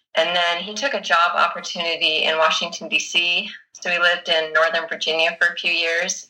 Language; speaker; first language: English; native; English